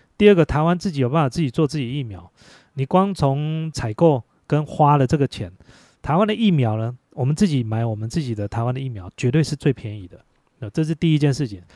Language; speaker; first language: Chinese; native; Chinese